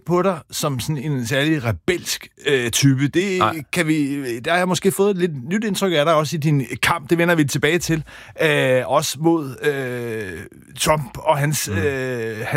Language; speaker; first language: Danish; native; Danish